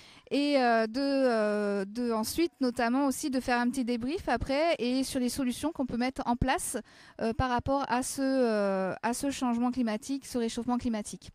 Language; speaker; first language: French; native; French